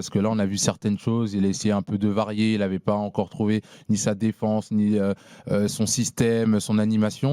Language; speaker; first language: French; native; French